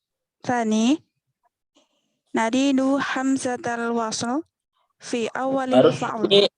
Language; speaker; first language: Arabic; non-native, learner; Indonesian